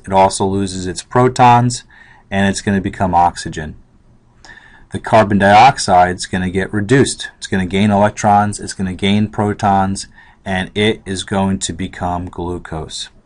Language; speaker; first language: English; native; English